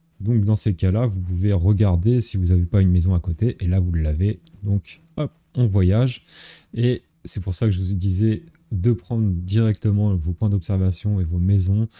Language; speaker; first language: French; native; French